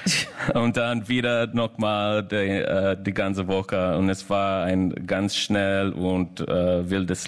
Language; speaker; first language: German; non-native, fluent; English